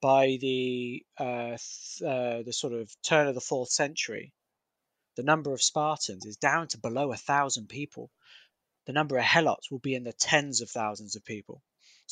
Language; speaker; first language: English; native; English